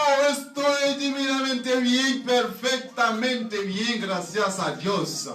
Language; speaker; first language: Spanish; non-native, learner; Haitian Creole